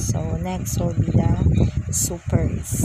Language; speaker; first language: English; non-native, local second language; Filipino